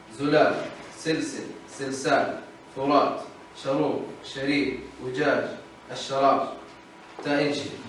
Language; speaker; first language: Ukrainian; non-native, learner; Arabic